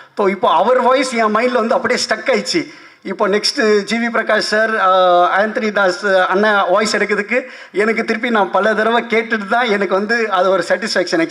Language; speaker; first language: Tamil; non-native, local second language; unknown